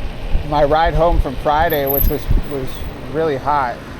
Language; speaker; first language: English; native; English